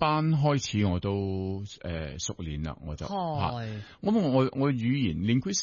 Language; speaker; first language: Cantonese; non-native, local second language; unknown